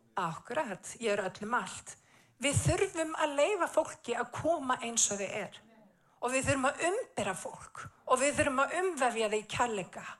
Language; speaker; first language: Icelandic; native; Icelandic